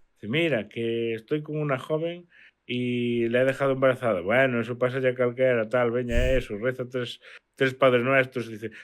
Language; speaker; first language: Spanish; native; Spanish